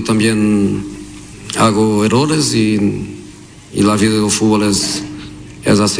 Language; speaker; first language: Spanish; non-native, fluent; Portuguese